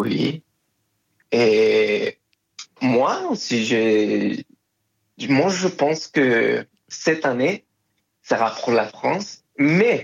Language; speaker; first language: French; non-native, fluent; Spanish